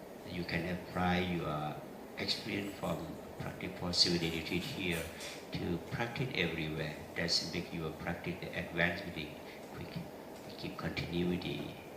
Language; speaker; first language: English; non-native, learner; Thai